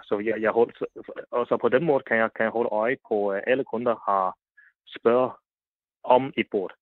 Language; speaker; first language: Danish; non-native, learner; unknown